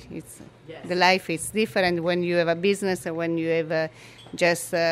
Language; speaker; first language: English; non-native, learner; Italian